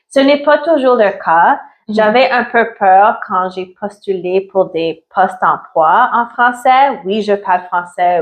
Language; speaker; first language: French; early bilingual, other home language; Italian